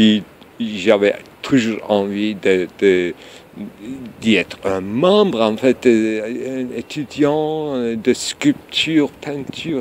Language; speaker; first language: French; non-native, fluent; Turkish